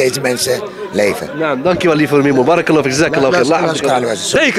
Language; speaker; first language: Dutch; native; Dutch